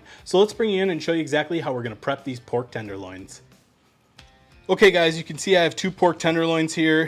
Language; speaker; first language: English; native; English